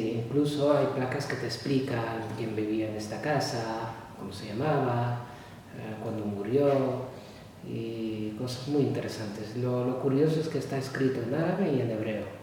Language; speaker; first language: Spanish; non-native, fluent; Arabic